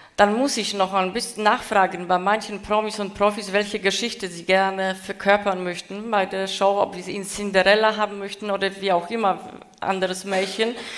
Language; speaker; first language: German; non-native, fluent; Polish